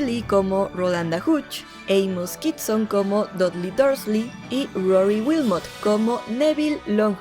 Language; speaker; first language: Spanish; native; Spanish